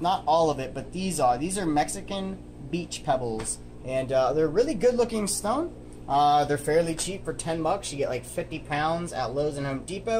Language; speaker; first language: English; native; English